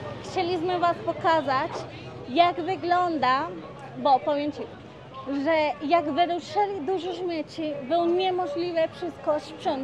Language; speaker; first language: Polish; non-native, learner; Spanish